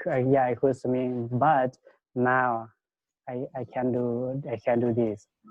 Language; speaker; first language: English; non-native, learner; Lao